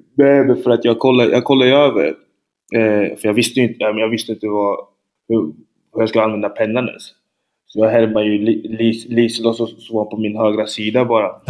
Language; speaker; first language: Swedish; early bilingual, other home language; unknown